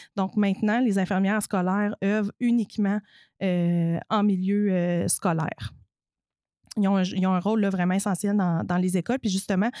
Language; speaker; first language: French; native; French